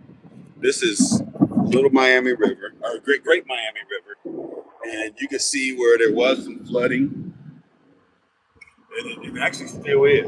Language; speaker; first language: English; native; English